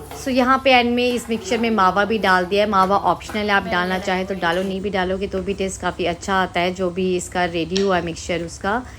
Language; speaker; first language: Hindi; native; Hindi